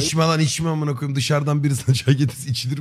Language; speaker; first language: Turkish; native; Turkish